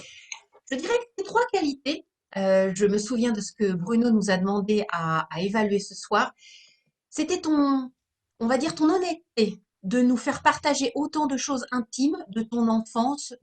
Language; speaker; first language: French; native; French